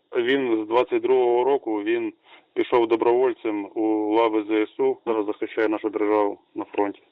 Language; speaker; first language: Ukrainian; native; Ukrainian